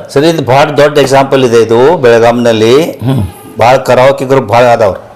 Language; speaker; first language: Kannada; non-native, local second language; Urdu